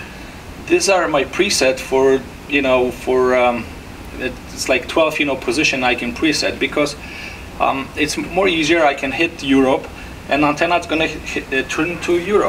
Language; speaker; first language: English; non-native, fluent; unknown